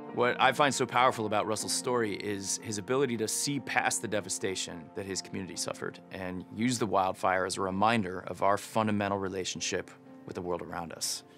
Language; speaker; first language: English; native; English